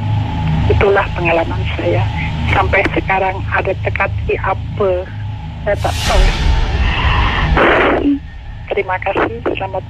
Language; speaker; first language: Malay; non-native, learner; Indonesian